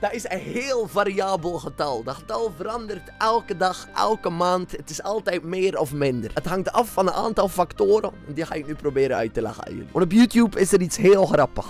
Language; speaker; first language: Dutch; native; Dutch